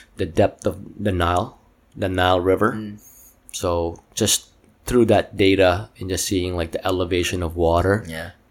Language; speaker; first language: English; non-native, local second language; Cebuano